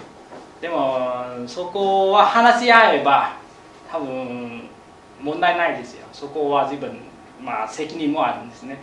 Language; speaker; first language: Japanese; non-native, learner; Vietnamese